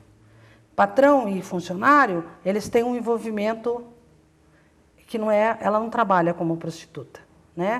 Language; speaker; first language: Portuguese; native; Portuguese